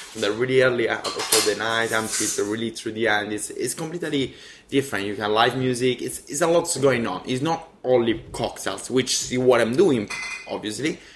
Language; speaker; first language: English; non-native, fluent; Italian